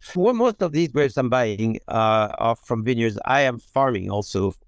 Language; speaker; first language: English; non-native, fluent; French